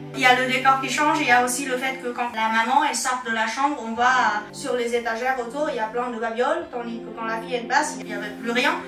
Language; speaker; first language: French; non-native, fluent; Vietnamese